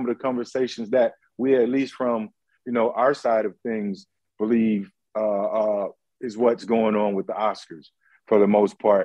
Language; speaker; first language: English; native; English